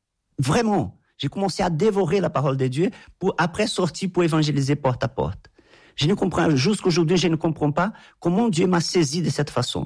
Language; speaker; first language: French; non-native, fluent; Portuguese